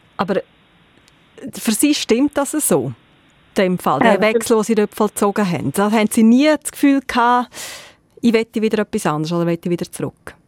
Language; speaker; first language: German; native; German